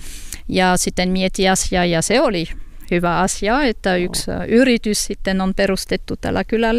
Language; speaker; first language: Finnish; non-native, learner; French